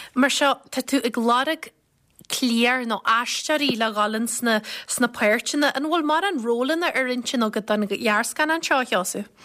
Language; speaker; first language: Irish; native; Irish